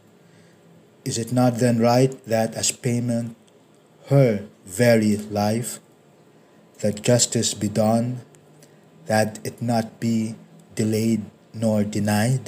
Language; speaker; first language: English; non-native, local second language; Filipino